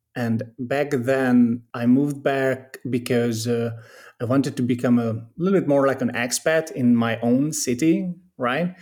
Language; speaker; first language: English; non-native, fluent; Hungarian